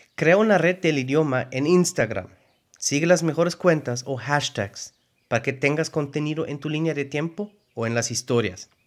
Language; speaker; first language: Spanish; non-native, fluent; German